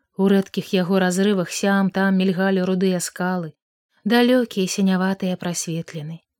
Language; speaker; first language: Belarusian; native; Belarusian